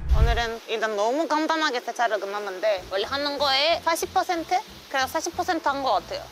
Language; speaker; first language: Korean; non-native, fluent; Turkish